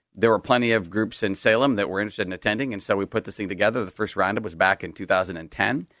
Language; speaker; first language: English; native; English